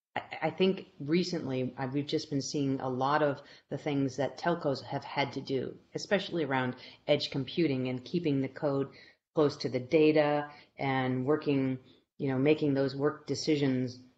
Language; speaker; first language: English; native; English